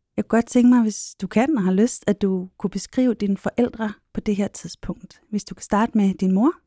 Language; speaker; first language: Danish; native; Danish